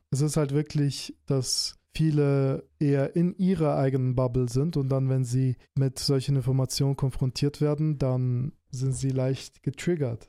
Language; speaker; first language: German; early bilingual, other home language; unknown